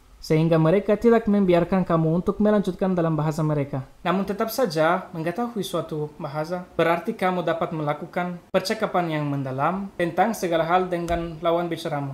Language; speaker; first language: Indonesian; non-native, learner; Romanian